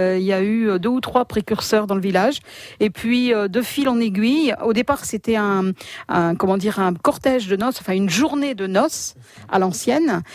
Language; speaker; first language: French; native; French